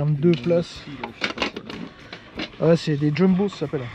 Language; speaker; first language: French; native; French